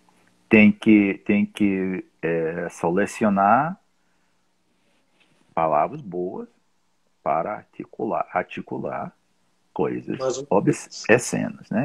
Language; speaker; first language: Portuguese; non-native, fluent; English